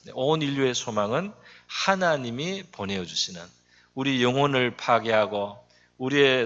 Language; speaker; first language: Korean; native; Korean